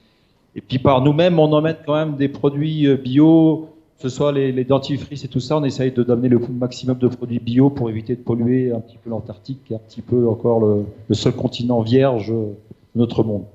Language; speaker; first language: French; native; French